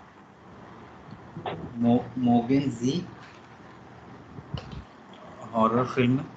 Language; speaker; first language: German; non-native, learner; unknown